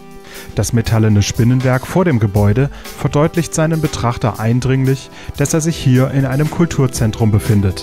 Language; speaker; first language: German; native; German